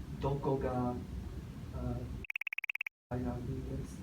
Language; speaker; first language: Japanese; non-native, learner; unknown